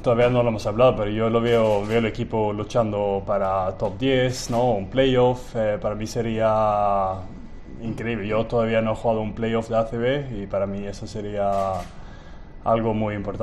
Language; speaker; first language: Spanish; non-native, fluent; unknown